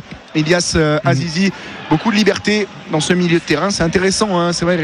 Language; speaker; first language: French; native; French